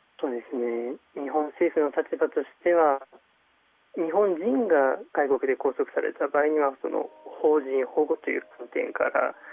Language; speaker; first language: Japanese; early bilingual, other home language; Chinese